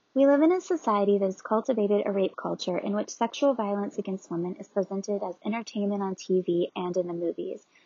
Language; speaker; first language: English; native; English